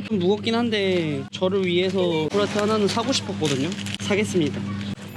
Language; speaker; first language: Korean; native; Korean